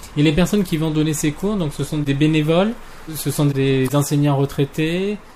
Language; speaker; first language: French; native; French